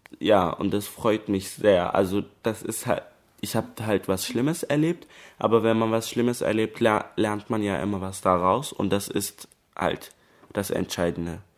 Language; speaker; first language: German; early bilingual, other home language; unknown